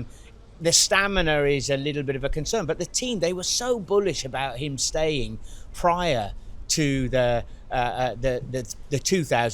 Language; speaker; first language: English; native; English